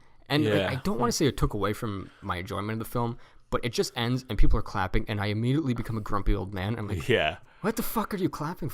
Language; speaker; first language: English; native; English